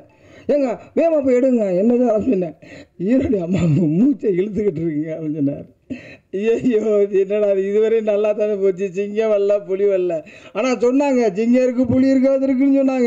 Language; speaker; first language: Tamil; native; Tamil